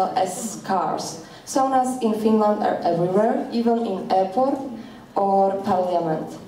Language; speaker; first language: English; non-native, learner; Slovak